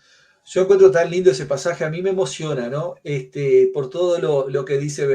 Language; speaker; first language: Spanish; native; Spanish